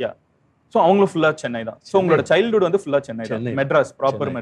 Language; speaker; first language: Tamil; native; Tamil